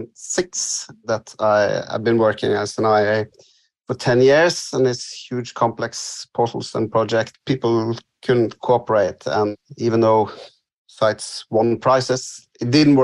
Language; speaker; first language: English; non-native, fluent; Norwegian